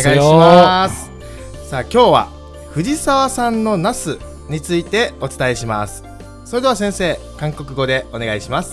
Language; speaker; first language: Japanese; native; Japanese